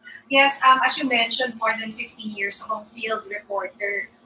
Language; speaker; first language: English; non-native, local second language; Iloko